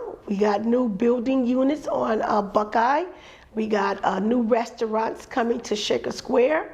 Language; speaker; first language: English; native; English